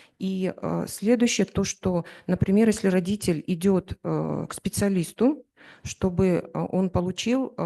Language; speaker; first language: Russian; native; Russian